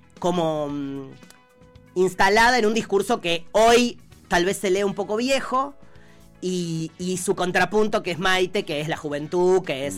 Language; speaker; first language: Spanish; native; Spanish